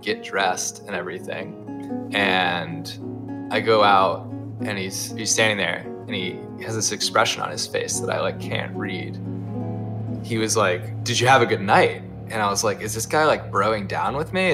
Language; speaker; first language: English; native; English